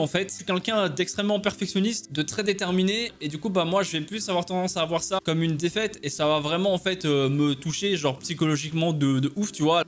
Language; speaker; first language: French; native; French